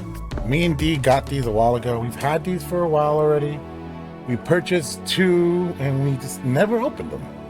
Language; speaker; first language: English; native; English